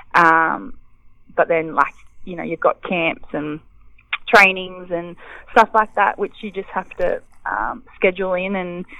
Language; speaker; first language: English; native; English